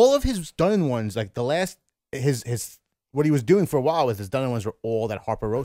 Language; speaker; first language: English; native; English